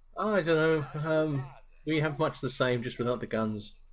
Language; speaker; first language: English; native; English